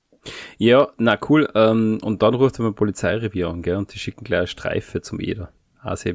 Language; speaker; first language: German; native; German